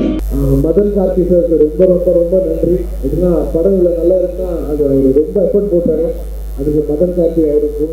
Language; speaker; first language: Tamil; non-native, fluent; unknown